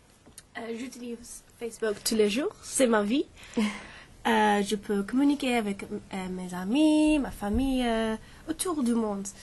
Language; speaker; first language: French; non-native, fluent; English